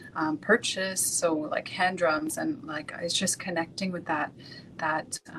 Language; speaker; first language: English; native; English